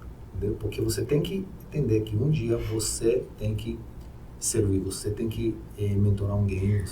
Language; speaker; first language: Portuguese; non-native, fluent; Hebrew